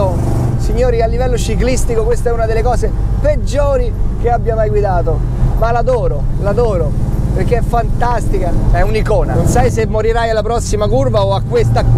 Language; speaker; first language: Italian; native; Italian